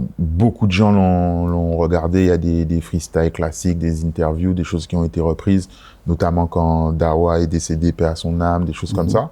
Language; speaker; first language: French; native; French